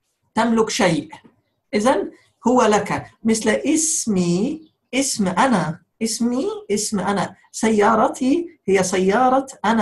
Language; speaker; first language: Arabic; native; Arabic